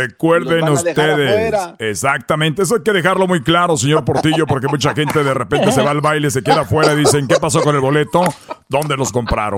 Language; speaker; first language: Spanish; native; Spanish